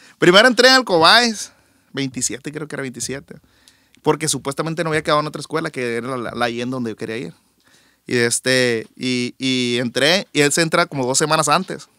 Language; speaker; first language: Spanish; native; Spanish